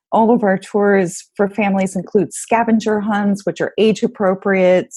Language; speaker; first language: English; native; English